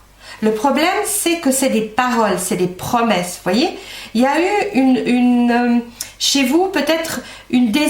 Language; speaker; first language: French; native; French